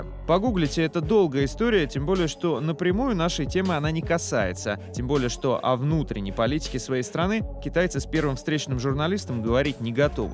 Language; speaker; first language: Russian; native; Russian